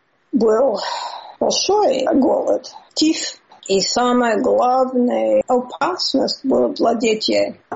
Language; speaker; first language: Russian; non-native, learner; English